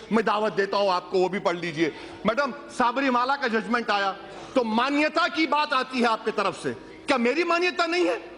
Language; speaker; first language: Urdu; native; Urdu